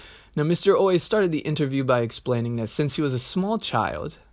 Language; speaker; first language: English; native; English